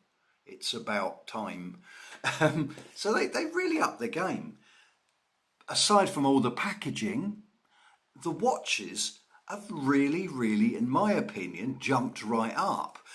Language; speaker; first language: English; native; English